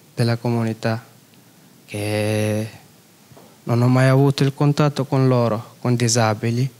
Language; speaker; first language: Italian; non-native, fluent; Urdu